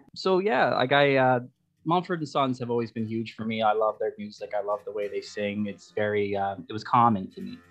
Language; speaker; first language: English; native; English